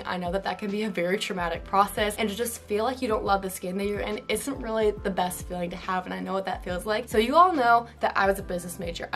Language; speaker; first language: English; native; English